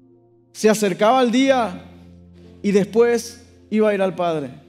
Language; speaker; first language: Spanish; native; Spanish